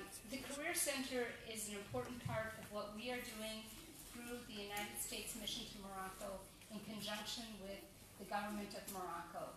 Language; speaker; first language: English; native; English